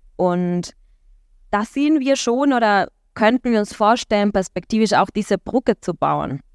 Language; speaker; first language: German; non-native, fluent; Spanish